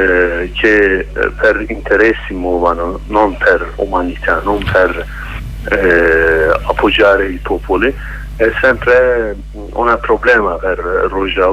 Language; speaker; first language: Italian; non-native, learner; Kurdish